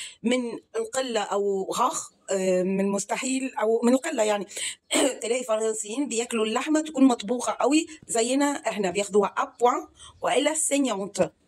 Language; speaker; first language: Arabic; native; Arabic